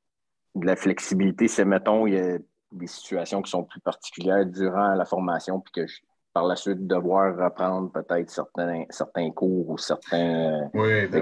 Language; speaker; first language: French; native; French